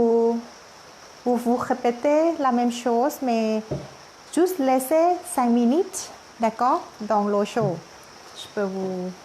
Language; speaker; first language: French; non-native, learner; Thai